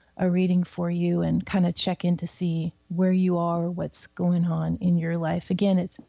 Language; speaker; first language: English; native; English